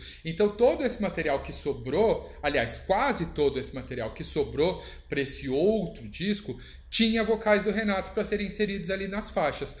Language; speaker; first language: Portuguese; native; Portuguese